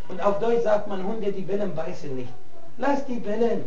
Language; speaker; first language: German; non-native, fluent; Arabic